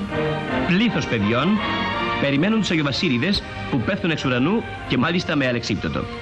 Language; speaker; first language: Greek; native; Greek